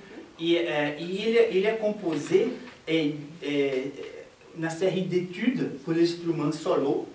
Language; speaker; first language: French; non-native, fluent; Portuguese